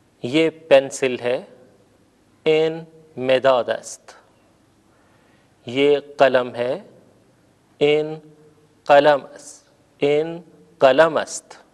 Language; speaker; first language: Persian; non-native, fluent; Urdu